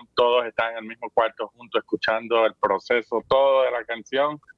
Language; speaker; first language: Spanish; native; Spanish